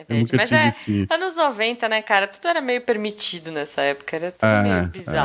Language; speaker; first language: Portuguese; native; Portuguese